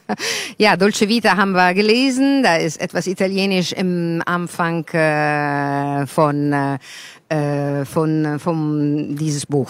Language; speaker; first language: German; non-native, learner; Italian